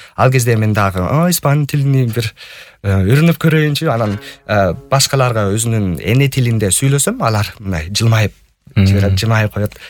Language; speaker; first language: Kyrgyz; non-native, fluent; English